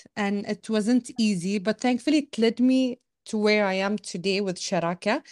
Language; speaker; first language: English; non-native, fluent; Arabic